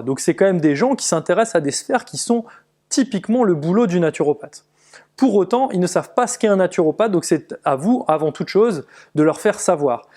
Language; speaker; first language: French; native; French